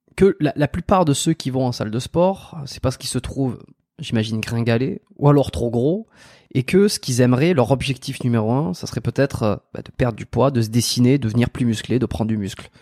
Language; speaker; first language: French; native; French